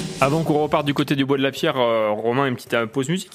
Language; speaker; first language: French; native; French